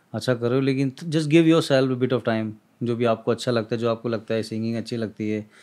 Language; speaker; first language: Hindi; native; Hindi